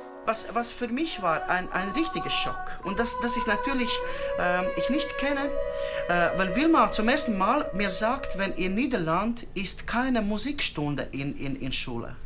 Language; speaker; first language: German; non-native, learner; Latvian